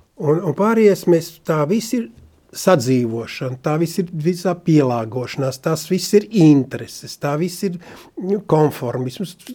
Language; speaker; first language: Latvian; native; Latvian